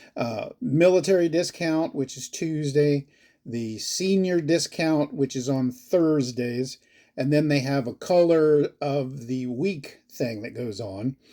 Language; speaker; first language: English; native; English